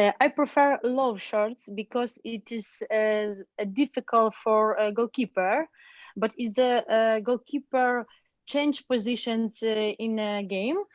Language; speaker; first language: English; non-native, learner; Ukrainian